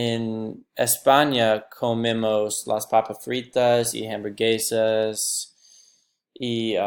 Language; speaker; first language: Spanish; non-native, learner; English